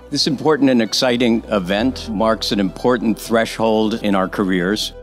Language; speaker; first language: English; early bilingual, other home language; Spanish